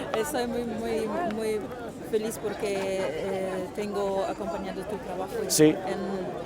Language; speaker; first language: Spanish; non-native, learner; Portuguese